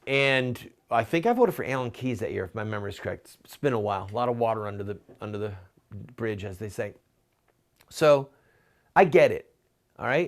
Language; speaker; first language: English; native; English